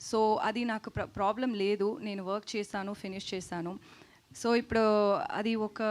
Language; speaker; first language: Telugu; non-native, learner; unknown